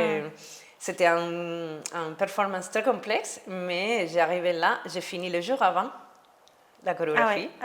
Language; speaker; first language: French; non-native, learner; Spanish